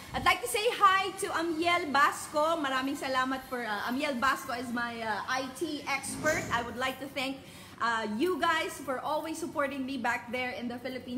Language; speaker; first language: English; non-native, local second language; Filipino